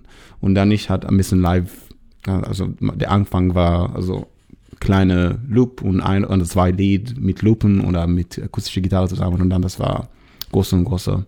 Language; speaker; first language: German; non-native, learner; Hebrew